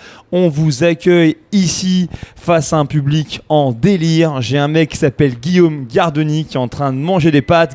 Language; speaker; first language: French; native; French